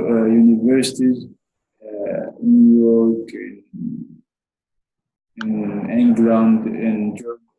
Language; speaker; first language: English; non-native, learner; Arabic